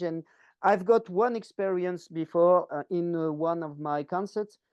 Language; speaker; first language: English; non-native, learner; French